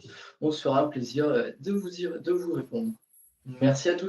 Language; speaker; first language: French; native; French